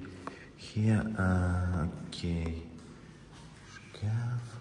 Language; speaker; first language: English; non-native, learner; Russian